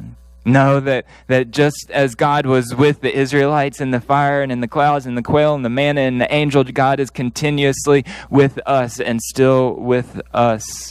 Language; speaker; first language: English; native; English